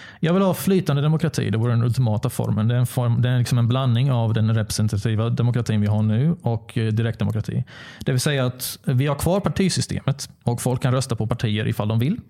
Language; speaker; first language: Swedish; early bilingual, other home language; Bosnian